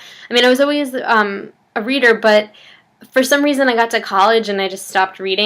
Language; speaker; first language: English; native; English